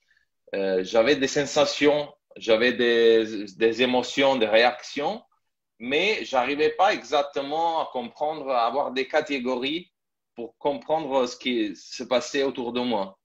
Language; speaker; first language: French; non-native, fluent; Italian